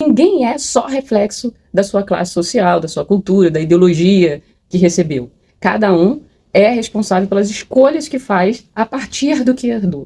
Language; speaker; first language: Portuguese; native; Portuguese